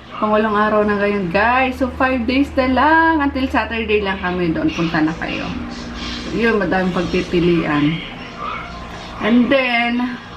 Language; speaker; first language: Filipino; native; Filipino